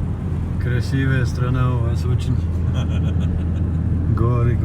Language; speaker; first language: Russian; non-native, fluent; Latvian